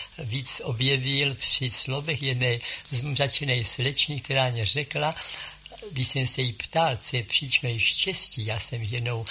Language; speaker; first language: Czech; non-native, learner; Italian